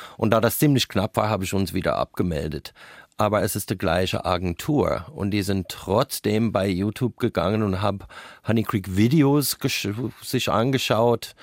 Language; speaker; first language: German; non-native, fluent; English